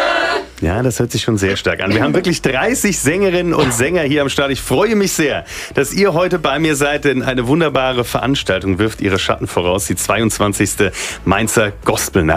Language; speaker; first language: German; native; German